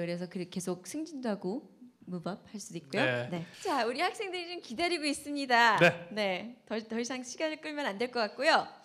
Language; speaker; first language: Korean; native; Korean